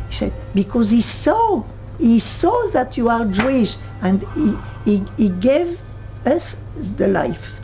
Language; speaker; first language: English; non-native, learner; French